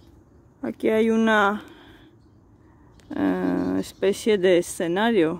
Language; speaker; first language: Spanish; non-native, fluent; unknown